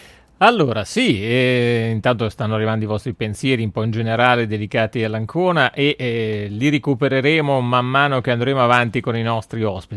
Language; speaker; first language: Italian; native; Italian